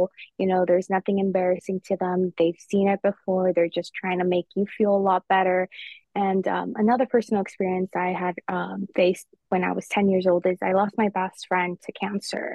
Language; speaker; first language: English; early bilingual, other home language; Spanish